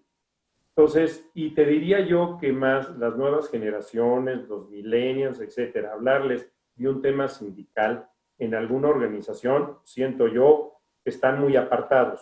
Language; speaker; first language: Spanish; native; Spanish